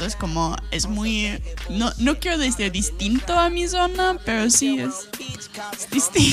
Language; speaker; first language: Spanish; non-native, fluent; English